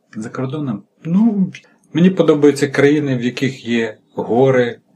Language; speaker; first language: Ukrainian; native; Ukrainian